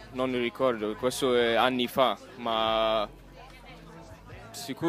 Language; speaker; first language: Italian; non-native, learner; German